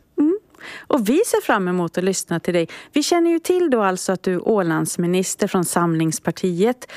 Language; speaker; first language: Swedish; native; Swedish